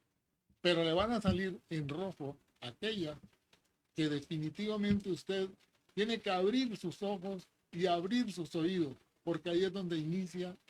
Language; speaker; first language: Spanish; native; Spanish